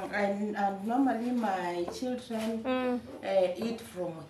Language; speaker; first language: English; non-native, local second language; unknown